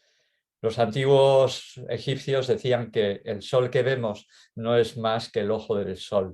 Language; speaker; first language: Spanish; native; Spanish